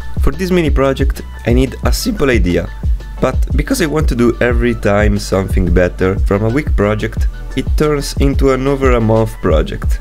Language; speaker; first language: English; non-native, learner; Italian